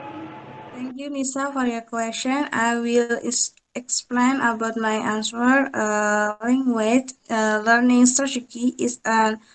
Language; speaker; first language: English; non-native, learner; Indonesian